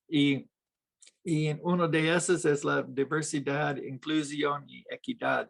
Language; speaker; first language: Spanish; non-native, fluent; English